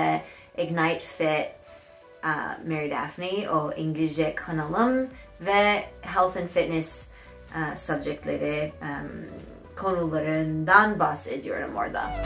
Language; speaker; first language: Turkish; non-native, fluent; English